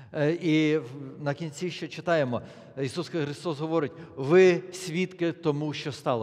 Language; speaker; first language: Polish; non-native, learner; Ukrainian